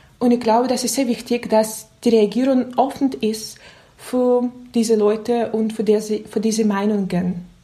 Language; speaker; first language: German; non-native, learner; Russian